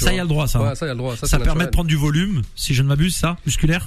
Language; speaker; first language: French; native; French